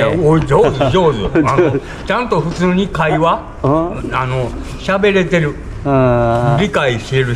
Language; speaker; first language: Japanese; native; Japanese